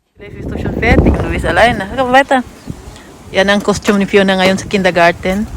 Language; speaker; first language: Filipino; non-native, local second language; Cebuano